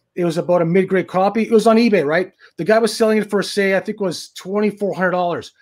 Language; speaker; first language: English; native; English